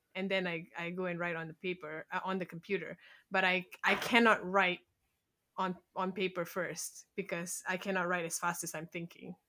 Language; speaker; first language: English; native; English